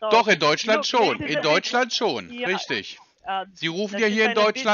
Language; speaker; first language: German; native; German